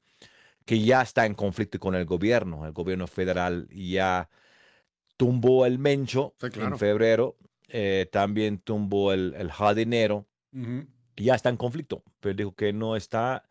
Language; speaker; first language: Spanish; non-native, fluent; English